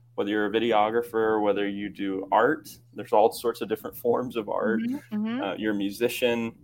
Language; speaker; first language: English; native; English